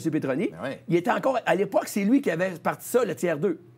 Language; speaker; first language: French; native; French